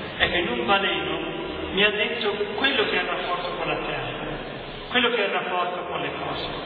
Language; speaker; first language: Italian; native; Italian